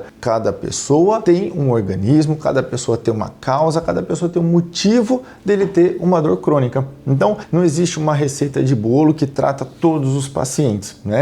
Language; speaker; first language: Portuguese; native; Portuguese